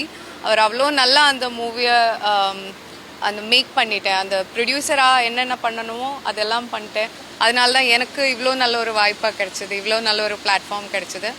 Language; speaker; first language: Tamil; non-native, fluent; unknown